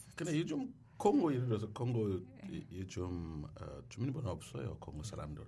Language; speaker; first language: Korean; non-native, learner; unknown